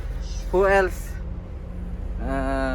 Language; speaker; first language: English; non-native, learner; Filipino